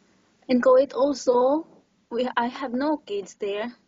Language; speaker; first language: English; non-native, learner; Filipino